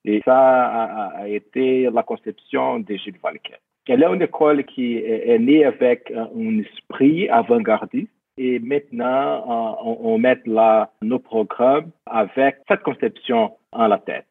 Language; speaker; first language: French; non-native, fluent; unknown